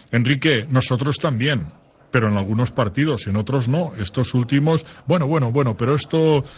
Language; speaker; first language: Spanish; non-native, local second language; Catalan